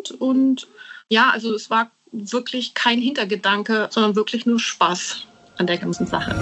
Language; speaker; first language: German; native; German